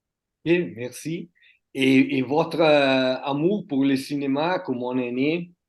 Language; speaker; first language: French; non-native, fluent; Italian